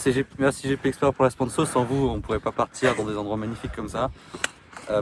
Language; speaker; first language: French; native; French